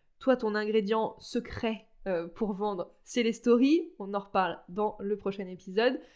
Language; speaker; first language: French; native; French